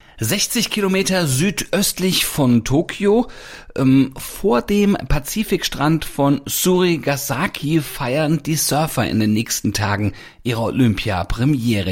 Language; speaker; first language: German; native; German